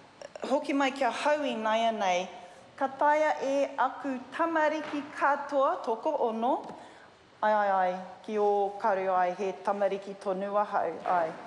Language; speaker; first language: Māori; non-native, learner; English